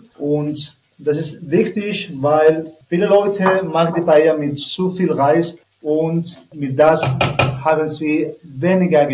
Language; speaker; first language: German; non-native, learner; Spanish